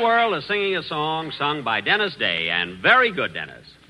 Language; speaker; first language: English; native; English